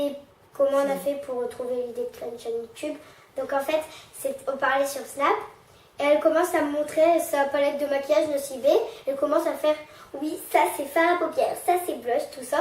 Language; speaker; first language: French; native; French